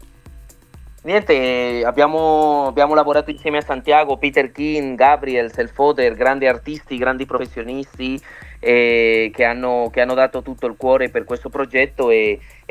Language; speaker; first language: Italian; early bilingual, other home language; Spanish